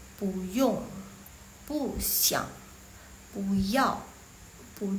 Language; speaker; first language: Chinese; non-native, fluent; Indonesian